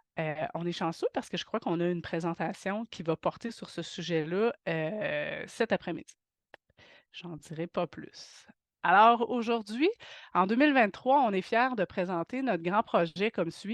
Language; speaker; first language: French; native; French